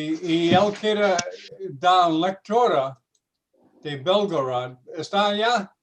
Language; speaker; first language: Spanish; non-native, learner; English